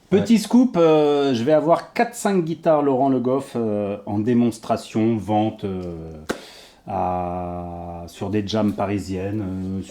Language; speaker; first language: French; native; French